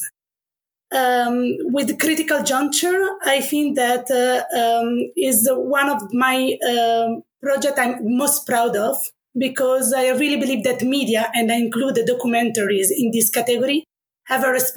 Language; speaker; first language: English; non-native, fluent; Italian